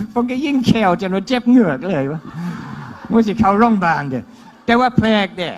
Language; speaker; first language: Thai; non-native, fluent; English